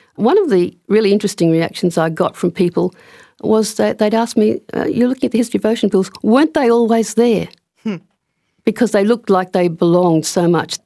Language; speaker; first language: English; native; English